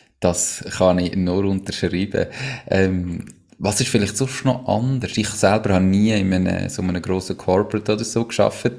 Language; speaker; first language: German; native; German